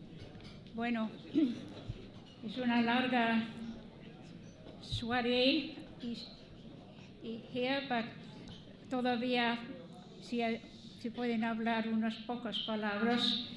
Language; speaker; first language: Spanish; non-native, fluent; English